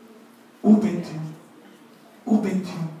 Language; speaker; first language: Dutch; non-native, learner; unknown